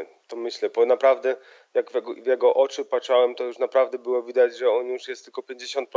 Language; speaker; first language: Polish; early bilingual, heritage; Polish